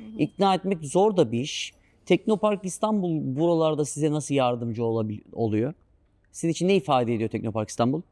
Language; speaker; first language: Turkish; native; Turkish